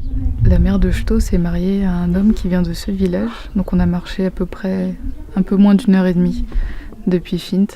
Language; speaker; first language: French; native; French